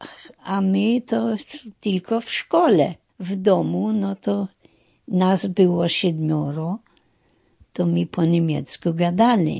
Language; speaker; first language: Polish; non-native, local second language; German